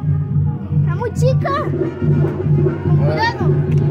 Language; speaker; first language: Spanish; native; Spanish